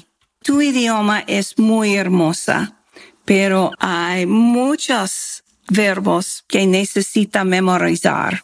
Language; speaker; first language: Spanish; non-native, learner; English